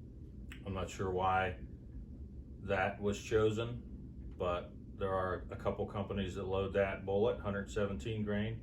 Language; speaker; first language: English; native; English